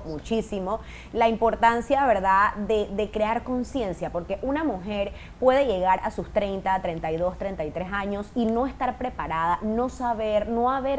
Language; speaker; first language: Spanish; native; Spanish